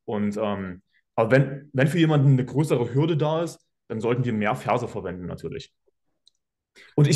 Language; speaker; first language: German; native; German